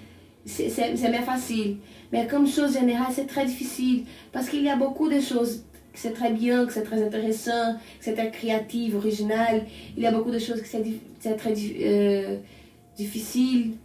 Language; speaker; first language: French; non-native, learner; Portuguese